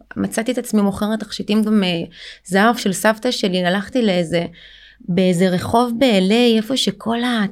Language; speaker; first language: Hebrew; early bilingual, other home language; Russian